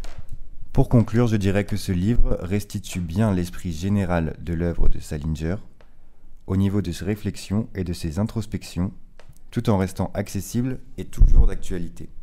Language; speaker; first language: French; native; French